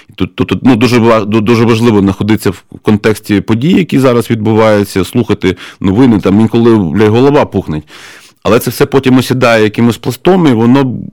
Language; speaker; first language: Ukrainian; native; Ukrainian